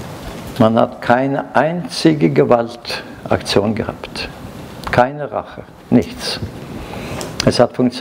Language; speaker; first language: German; non-native, fluent; Norwegian